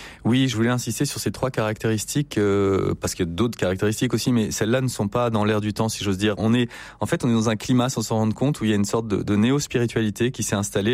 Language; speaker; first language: French; native; French